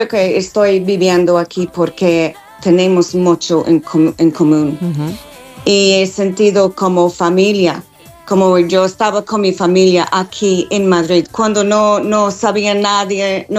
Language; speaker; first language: Spanish; non-native, learner; English